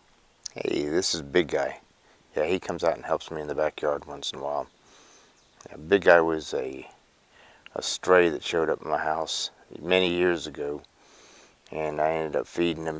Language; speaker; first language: English; native; English